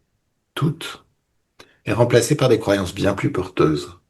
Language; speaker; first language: French; native; French